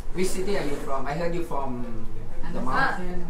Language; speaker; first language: English; non-native, learner; Thai